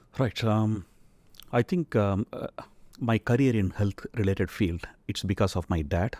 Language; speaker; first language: English; non-native, local second language; Tamil